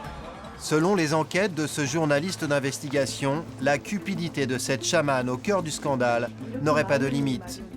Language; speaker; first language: French; native; French